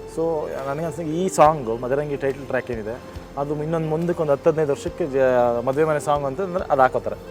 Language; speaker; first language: Kannada; native; Kannada